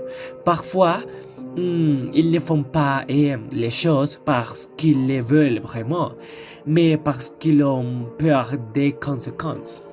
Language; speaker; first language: French; non-native, learner; Spanish